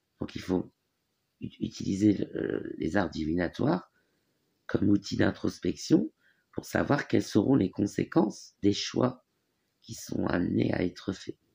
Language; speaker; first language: French; native; French